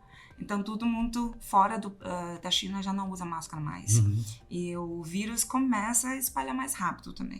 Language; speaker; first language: Portuguese; non-native, fluent; Chinese